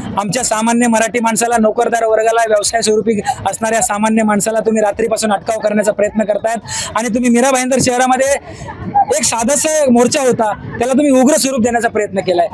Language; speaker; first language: Marathi; native; Marathi